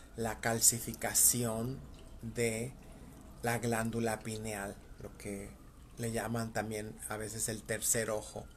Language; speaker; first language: Spanish; native; Spanish